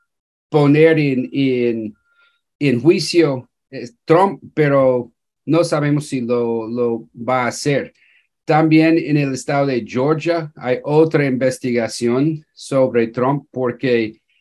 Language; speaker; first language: Spanish; non-native, fluent; English